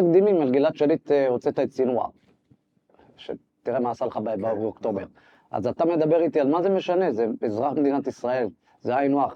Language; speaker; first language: Hebrew; native; Hebrew